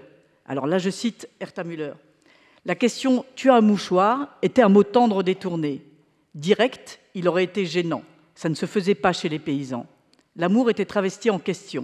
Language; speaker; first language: French; native; French